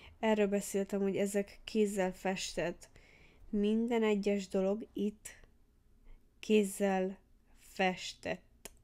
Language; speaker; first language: Hungarian; early bilingual, heritage; Hungarian